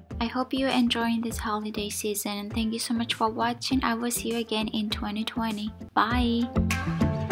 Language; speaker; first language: English; non-native, fluent; Japanese